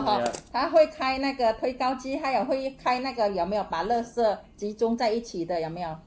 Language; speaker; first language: Chinese; non-native, fluent; Indonesian